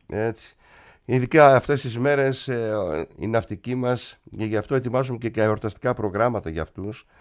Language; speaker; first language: Greek; native; Greek